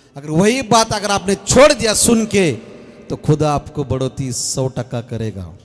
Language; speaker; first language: Hindi; non-native, local second language; Marathi